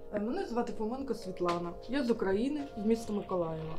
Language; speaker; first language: Ukrainian; native; Ukrainian